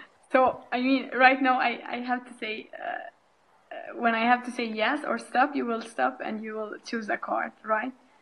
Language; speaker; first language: English; non-native, fluent; Albanian